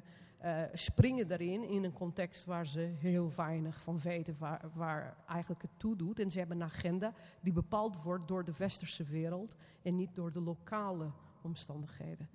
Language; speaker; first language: Dutch; non-native, fluent; Portuguese